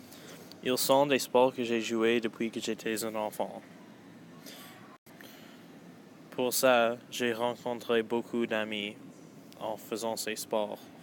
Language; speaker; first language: French; non-native, local second language; English